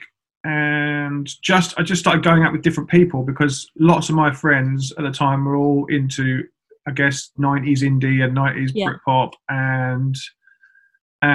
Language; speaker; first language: English; native; English